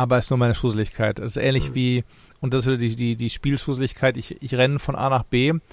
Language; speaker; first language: German; native; German